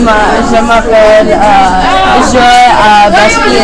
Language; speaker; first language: French; non-native, learner; English